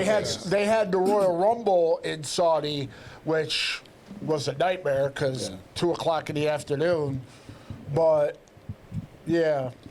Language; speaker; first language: English; native; English